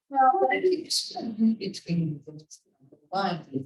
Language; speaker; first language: English; native; English